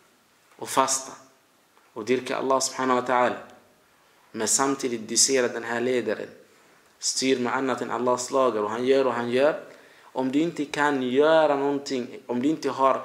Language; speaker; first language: Swedish; early bilingual, other home language; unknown